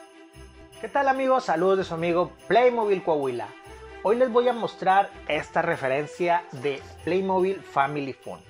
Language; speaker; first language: Spanish; native; Spanish